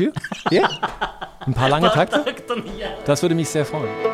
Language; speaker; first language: German; native; German